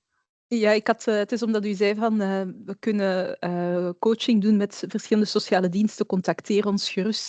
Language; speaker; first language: Dutch; native; Dutch